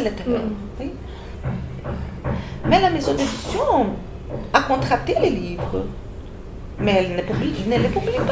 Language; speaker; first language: French; non-native, fluent; Portuguese